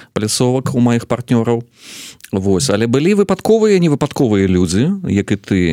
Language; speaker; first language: Belarusian; native; Belarusian